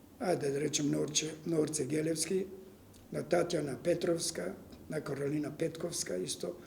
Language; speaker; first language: Macedonian; non-native, local second language; Serbian